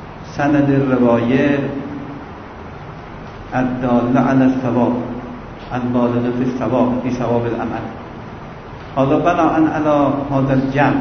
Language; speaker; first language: Arabic; non-native, fluent; Persian